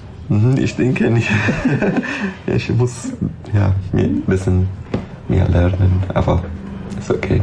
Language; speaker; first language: German; non-native, learner; Persian